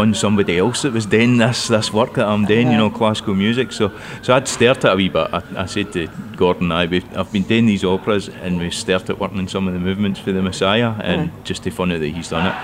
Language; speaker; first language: English; non-native, local second language; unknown